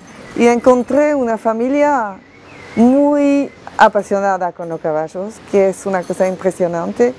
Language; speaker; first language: Spanish; non-native, fluent; French